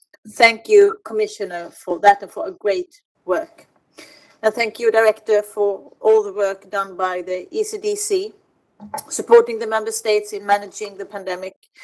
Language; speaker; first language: English; non-native, fluent; Swedish